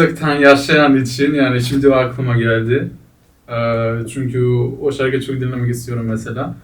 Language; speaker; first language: Turkish; non-native, fluent; Macedonian